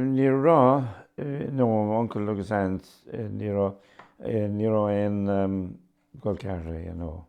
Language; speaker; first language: Irish; native; Irish